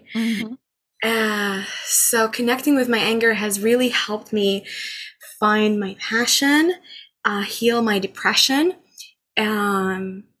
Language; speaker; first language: English; non-native, fluent; Arabic